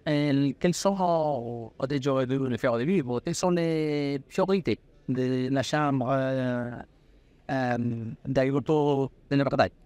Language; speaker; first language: French; non-native, learner; Spanish